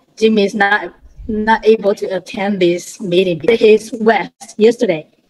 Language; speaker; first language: English; non-native, learner; Chinese